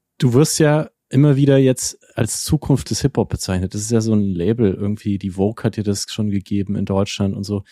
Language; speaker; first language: German; native; German